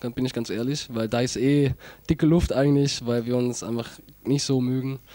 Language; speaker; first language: German; native; German